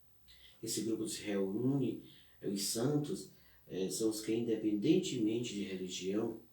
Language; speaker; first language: Portuguese; native; Portuguese